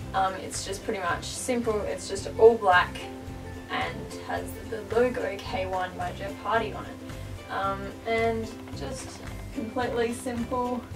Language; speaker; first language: English; native; English